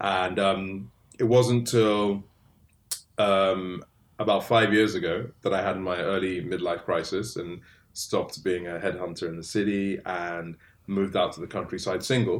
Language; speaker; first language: English; native; English